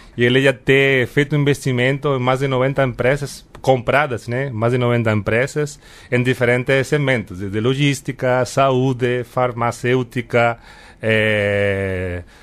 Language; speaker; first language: Portuguese; non-native, fluent; Spanish